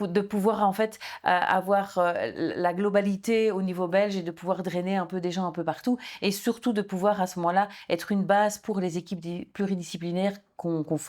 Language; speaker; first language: French; native; French